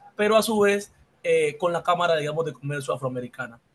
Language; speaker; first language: Spanish; native; Spanish